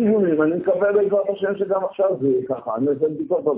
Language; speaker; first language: Hebrew; native; Hebrew